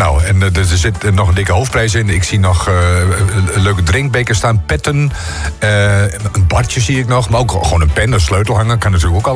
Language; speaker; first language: Dutch; native; Dutch